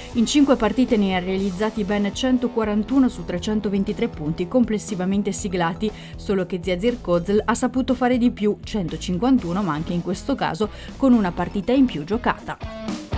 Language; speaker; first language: Italian; native; Italian